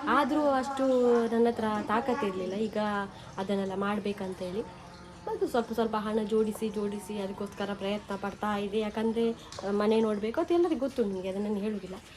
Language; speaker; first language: Kannada; non-native, local second language; Tulu